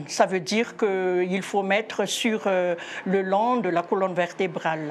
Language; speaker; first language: French; non-native, local second language; Malagasy